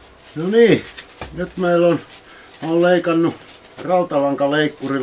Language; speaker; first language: Finnish; native; Finnish